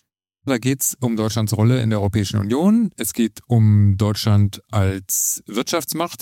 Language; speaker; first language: German; native; German